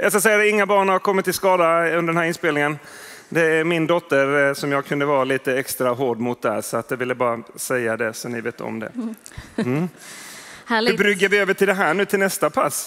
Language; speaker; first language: Swedish; native; Swedish